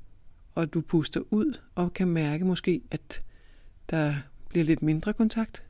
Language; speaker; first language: Danish; native; Danish